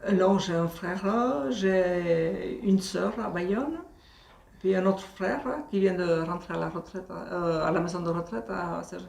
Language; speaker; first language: French; non-native, local second language; Basque